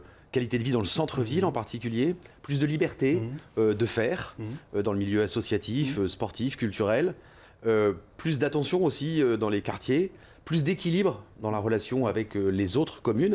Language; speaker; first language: French; native; French